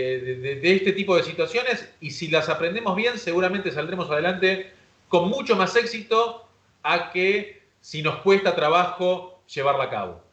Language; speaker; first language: Spanish; native; Spanish